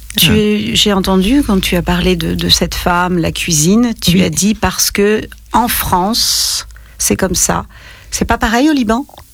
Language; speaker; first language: French; native; French